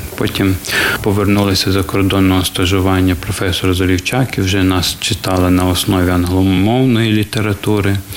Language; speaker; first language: Ukrainian; native; Ukrainian